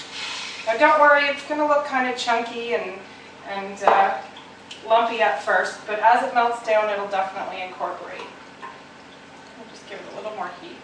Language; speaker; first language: English; native; English